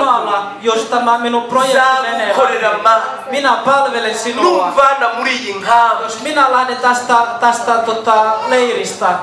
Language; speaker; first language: Finnish; non-native, fluent; Kinyarwanda